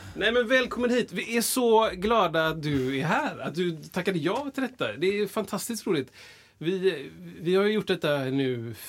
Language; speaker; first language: Swedish; early bilingual, other home language; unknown